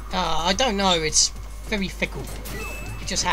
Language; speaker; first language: English; native; English